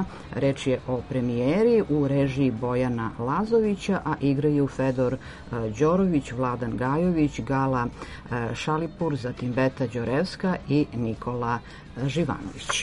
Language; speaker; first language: Serbian; native; Serbian